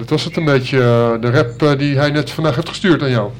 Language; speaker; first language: Dutch; native; Dutch